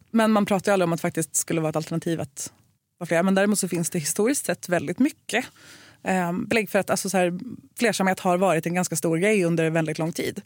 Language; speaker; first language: Swedish; native; Swedish